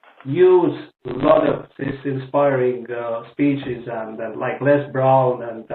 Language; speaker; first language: English; non-native, learner; Estonian